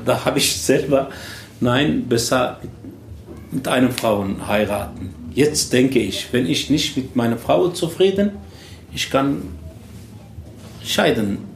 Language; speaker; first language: German; non-native, learner; Turkish